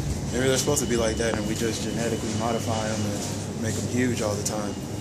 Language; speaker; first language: English; native; English